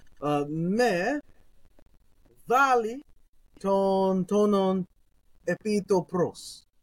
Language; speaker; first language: Greek; non-native, learner; English